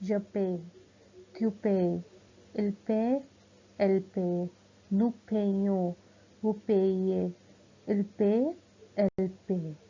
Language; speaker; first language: French; non-native, fluent; Hindi